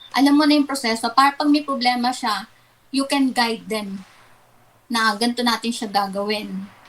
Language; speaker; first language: Filipino; non-native, local second language; Waray